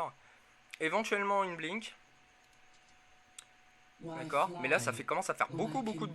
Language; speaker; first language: French; native; French